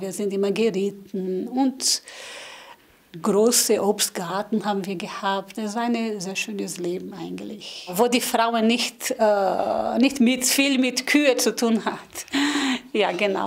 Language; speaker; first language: German; non-native, learner; Portuguese